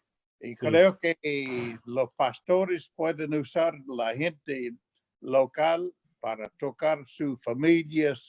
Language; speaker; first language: Spanish; non-native, fluent; English